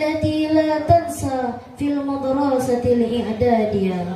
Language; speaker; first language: Arabic; non-native, learner; Indonesian